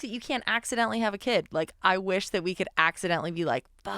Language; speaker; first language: English; native; English